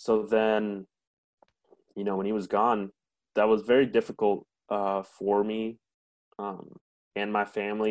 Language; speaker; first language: English; early bilingual, other home language; Spanish